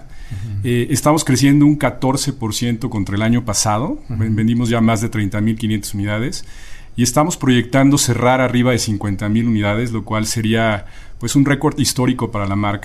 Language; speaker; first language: Spanish; native; Spanish